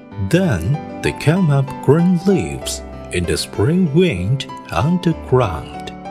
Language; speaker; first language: English; non-native, fluent; Chinese